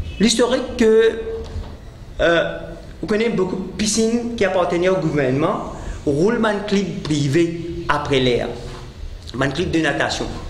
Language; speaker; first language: French; non-native, local second language; Morisyen